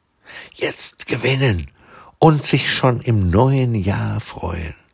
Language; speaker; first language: German; native; German